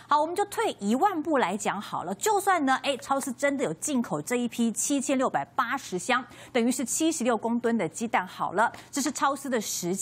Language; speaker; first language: Chinese; native; Chinese